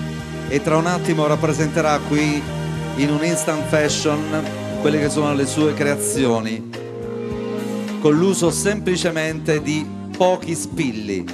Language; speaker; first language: Italian; native; Italian